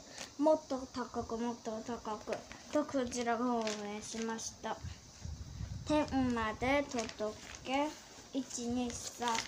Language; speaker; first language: Japanese; early bilingual, heritage; Korean